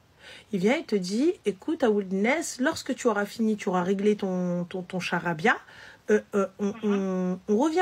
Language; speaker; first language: French; native; French